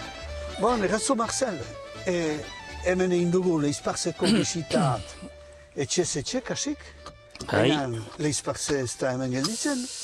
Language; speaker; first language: Basque; native; Basque